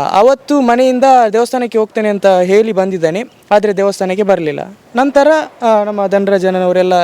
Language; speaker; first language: Kannada; native; Kannada